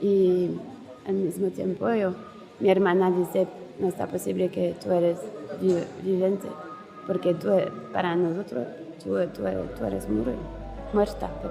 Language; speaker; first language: Spanish; non-native, learner; French